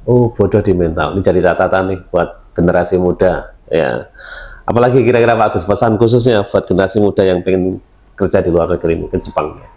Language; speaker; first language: Indonesian; native; Indonesian